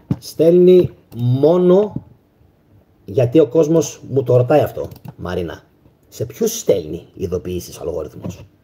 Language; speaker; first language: Greek; native; Greek